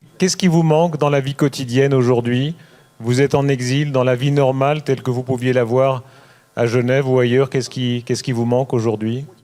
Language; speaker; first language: French; native; French